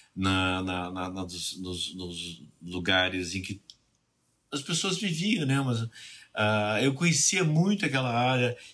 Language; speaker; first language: Portuguese; native; Portuguese